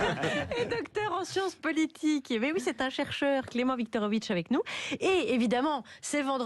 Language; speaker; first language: French; native; French